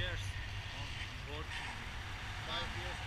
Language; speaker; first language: English; non-native, learner; Georgian